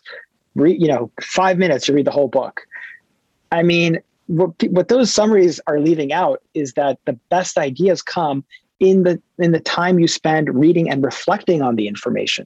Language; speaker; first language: English; early bilingual, other home language; Hebrew